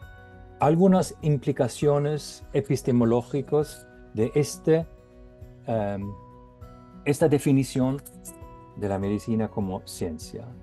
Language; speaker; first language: Spanish; non-native, fluent; Norwegian